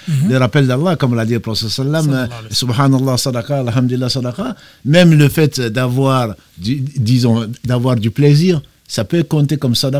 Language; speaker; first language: French; native; French